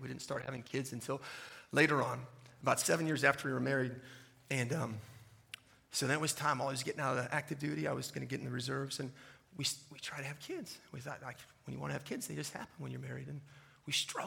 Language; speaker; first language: English; native; English